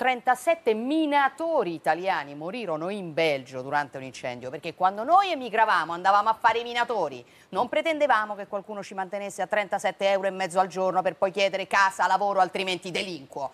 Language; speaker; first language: Italian; native; Italian